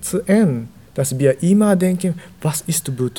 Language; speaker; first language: German; non-native, learner; Japanese